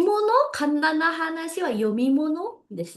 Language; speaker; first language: Japanese; non-native, learner; Indonesian